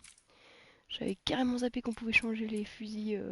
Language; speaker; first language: French; native; French